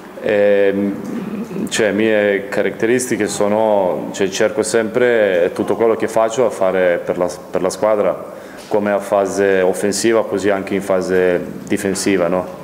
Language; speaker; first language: Italian; non-native, fluent; Serbian